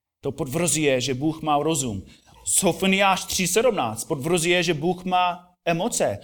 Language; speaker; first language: Czech; non-native, fluent; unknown